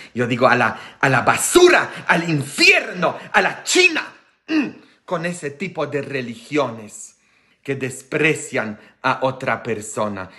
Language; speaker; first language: Spanish; non-native, fluent; Polish